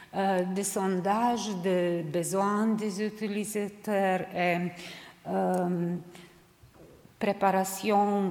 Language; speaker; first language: French; non-native, learner; Serbian